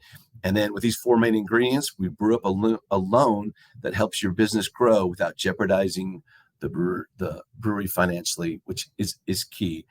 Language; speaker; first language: English; native; English